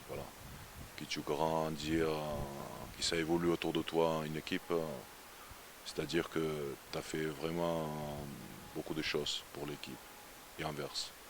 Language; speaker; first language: French; non-native, fluent; Georgian